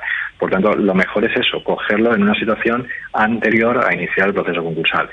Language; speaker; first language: Spanish; native; Spanish